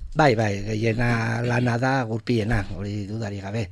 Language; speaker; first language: Basque; non-native, local second language; Spanish